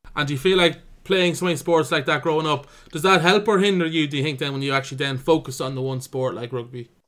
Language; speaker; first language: English; native; English